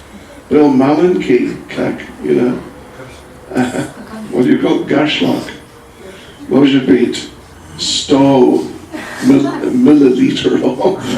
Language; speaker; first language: Russian; non-native, learner; English